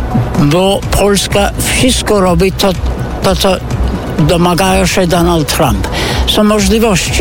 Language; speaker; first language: Polish; non-native, fluent; English